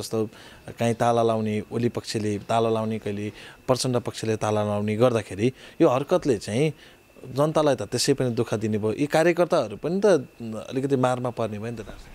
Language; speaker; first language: Nepali; native; Nepali